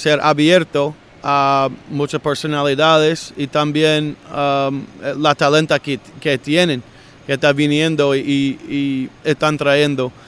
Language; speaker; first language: Spanish; non-native, learner; English